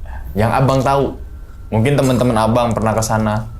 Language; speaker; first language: Indonesian; native; Indonesian